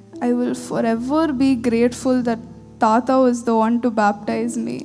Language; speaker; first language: English; early bilingual, other home language; Tamil